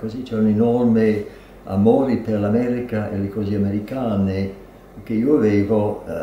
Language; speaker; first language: Italian; non-native, fluent; English